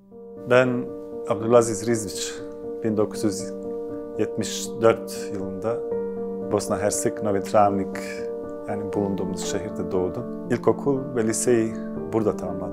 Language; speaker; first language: Turkish; non-native, fluent; Bosnian